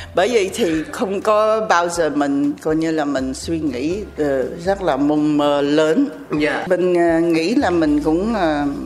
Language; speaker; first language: Vietnamese; native; Vietnamese